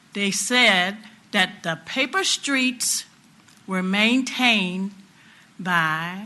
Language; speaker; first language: English; native; English